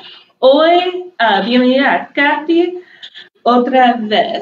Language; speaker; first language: Spanish; non-native, learner; English